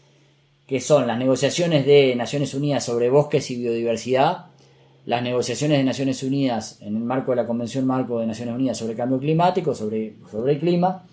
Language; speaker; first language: Spanish; native; Spanish